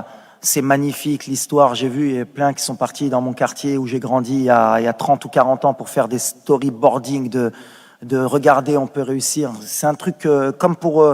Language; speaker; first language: French; native; French